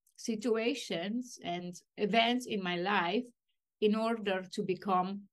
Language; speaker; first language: English; non-native, fluent; Romanian